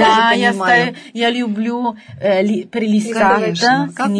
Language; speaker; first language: Russian; non-native, fluent; Italian